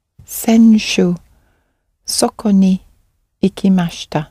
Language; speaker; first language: Japanese; non-native, learner; English